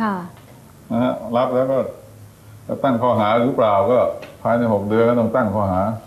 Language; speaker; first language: Thai; native; Thai